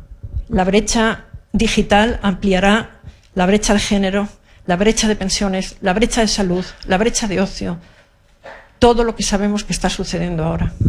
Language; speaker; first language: Spanish; native; Spanish